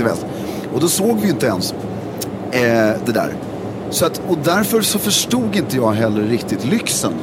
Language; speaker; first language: Swedish; native; Swedish